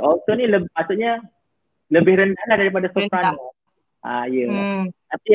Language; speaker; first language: Malay; native; Malay